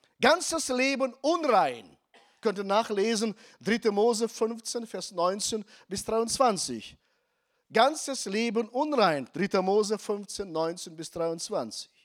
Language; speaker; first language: German; non-native, fluent; Russian